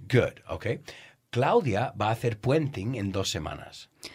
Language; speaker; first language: Spanish; non-native, fluent; English